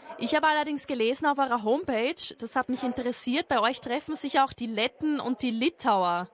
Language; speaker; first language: German; native; German